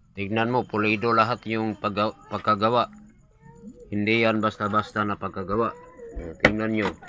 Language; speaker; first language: Filipino; non-native, local second language; Cebuano